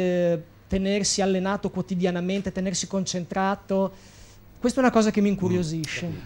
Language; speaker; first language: Italian; native; Italian